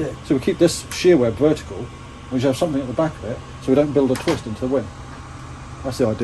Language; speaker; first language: English; native; English